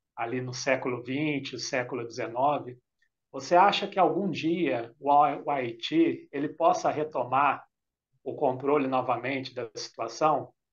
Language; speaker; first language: Portuguese; native; Portuguese